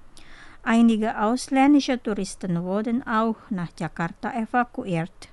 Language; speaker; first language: German; non-native, fluent; Indonesian